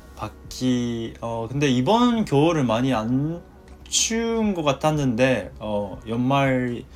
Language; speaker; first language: Korean; non-native, fluent; Japanese